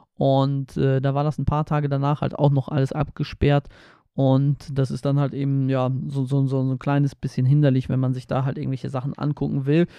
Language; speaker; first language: German; early bilingual, other home language; Polish